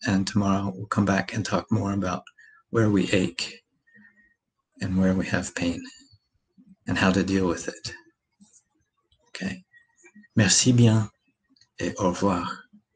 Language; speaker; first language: English; native; English